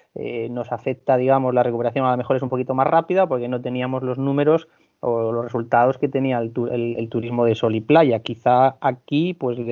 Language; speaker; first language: Spanish; native; Spanish